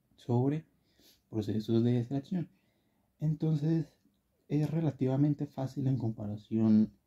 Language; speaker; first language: Spanish; native; Spanish